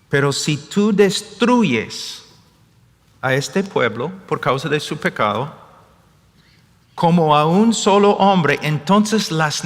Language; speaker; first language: Spanish; non-native, fluent; English